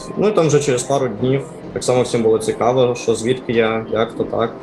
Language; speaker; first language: Ukrainian; non-native, local second language; Russian